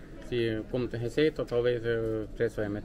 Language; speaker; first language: Portuguese; non-native, learner; Norwegian